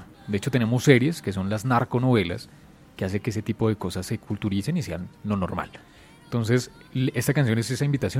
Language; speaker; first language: Spanish; native; Spanish